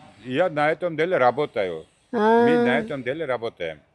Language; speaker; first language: Russian; non-native, local second language; Georgian